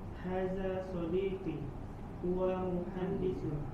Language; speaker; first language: Arabic; non-native, learner; Indonesian